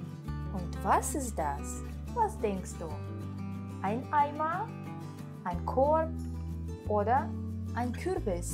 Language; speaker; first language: German; non-native, fluent; Russian